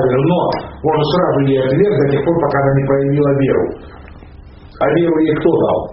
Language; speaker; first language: Russian; native; Russian